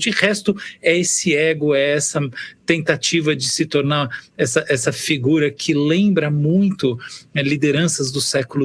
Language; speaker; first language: Portuguese; native; Portuguese